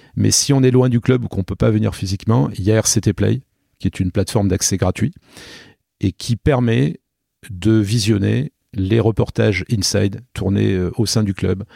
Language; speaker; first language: French; native; French